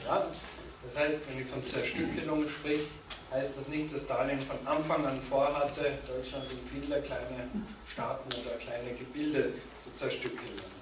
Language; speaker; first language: German; native; German